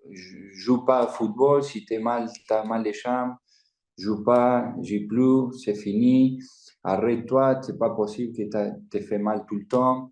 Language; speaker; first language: French; non-native, fluent; Spanish